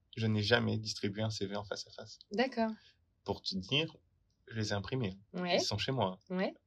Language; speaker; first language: French; native; French